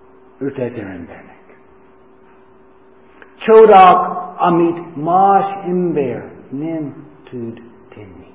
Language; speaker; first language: Hungarian; non-native, learner; English